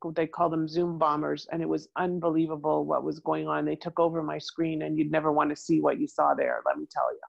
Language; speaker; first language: English; native; English